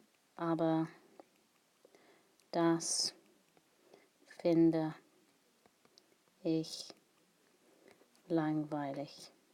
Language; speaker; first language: German; non-native, fluent; English